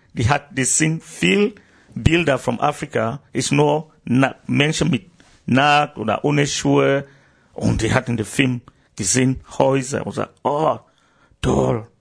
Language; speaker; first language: German; non-native, learner; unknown